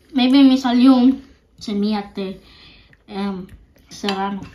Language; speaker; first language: Spanish; early bilingual, heritage; Spanish